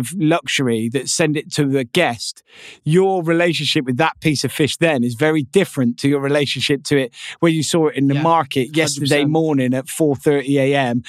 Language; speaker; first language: English; native; English